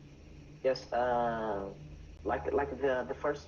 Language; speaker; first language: English; non-native, learner; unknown